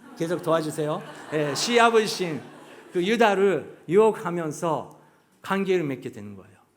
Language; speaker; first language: Korean; non-native, fluent; Japanese